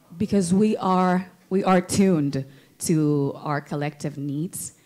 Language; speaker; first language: English; non-native, local second language; Spanish